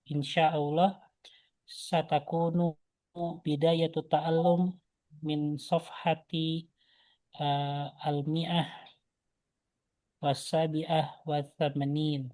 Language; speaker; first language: Arabic; non-native, fluent; Indonesian